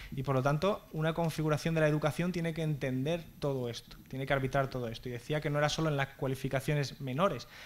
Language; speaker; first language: Spanish; native; Spanish